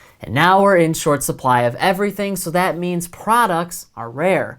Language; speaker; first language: English; native; English